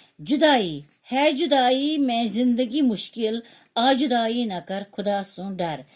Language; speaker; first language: Urdu; non-native, local second language; Kashmiri